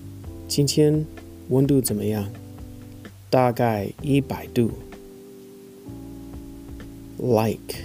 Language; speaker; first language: Chinese; non-native, fluent; English